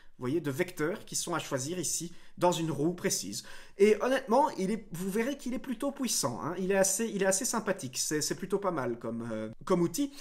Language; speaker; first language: French; native; French